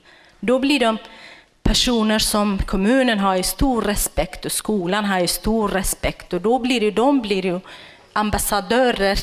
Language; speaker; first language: Swedish; non-native, fluent; Kurdish